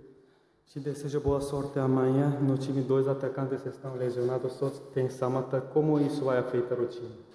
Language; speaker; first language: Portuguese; non-native, fluent; Turkish